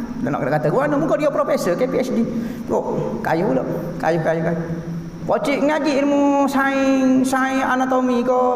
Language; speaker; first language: Malay; native; Malay